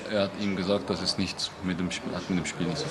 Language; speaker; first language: German; non-native, fluent; Arabic